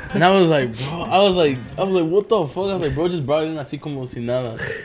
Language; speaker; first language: English; early bilingual, other home language; Spanish